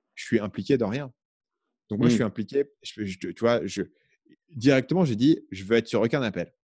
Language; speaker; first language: French; native; French